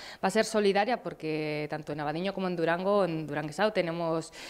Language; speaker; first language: Spanish; native; Spanish